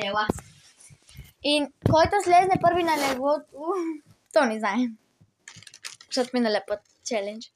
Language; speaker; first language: Bulgarian; early bilingual, other home language; Russian